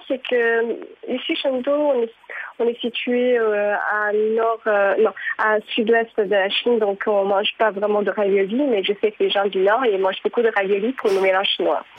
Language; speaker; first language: French; non-native, fluent; Chinese